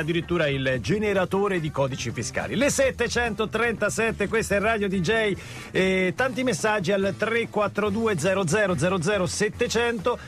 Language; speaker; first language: Italian; native; Italian